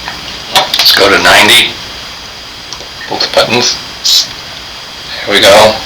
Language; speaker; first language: English; native; English